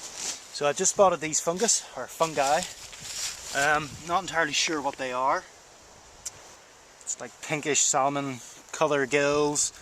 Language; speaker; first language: English; native; English